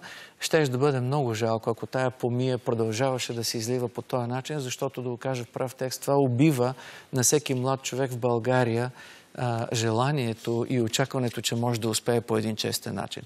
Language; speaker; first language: Bulgarian; native; Bulgarian